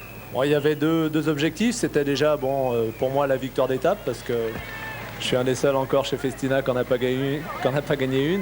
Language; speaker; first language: French; native; French